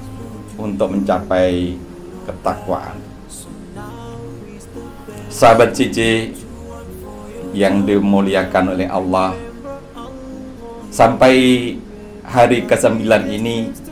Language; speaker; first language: Indonesian; native; Indonesian